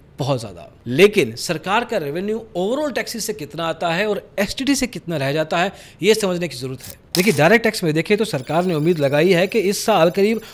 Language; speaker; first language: Hindi; native; Hindi